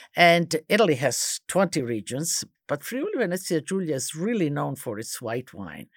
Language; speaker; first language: English; early bilingual, other home language; Croatian